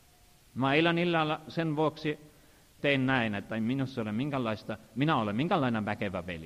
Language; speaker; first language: Finnish; non-native, fluent; Estonian